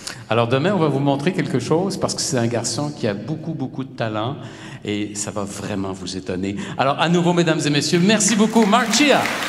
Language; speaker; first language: French; native; French